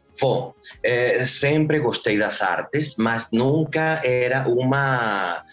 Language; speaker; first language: Portuguese; early bilingual, heritage; Spanish